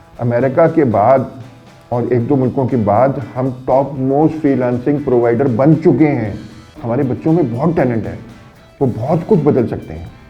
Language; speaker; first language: Urdu; native; Urdu